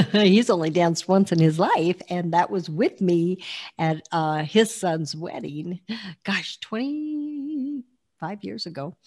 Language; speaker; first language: English; early bilingual, other home language; Italian